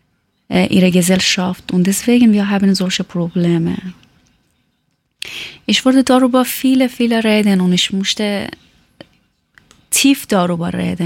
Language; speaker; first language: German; non-native, learner; Persian